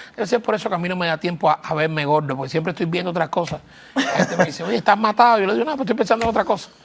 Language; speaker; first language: Spanish; native; Spanish